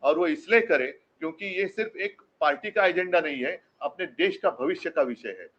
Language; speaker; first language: Hindi; non-native, local second language; Marathi